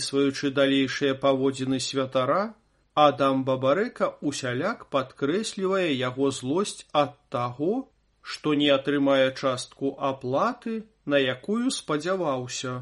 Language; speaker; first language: Belarusian; native; Belarusian